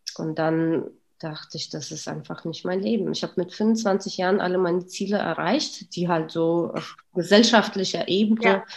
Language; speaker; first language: German; early bilingual, other home language; Russian